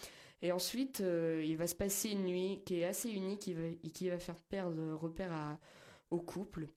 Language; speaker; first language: French; native; French